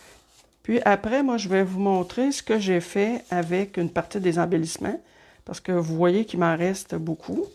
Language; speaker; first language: French; native; French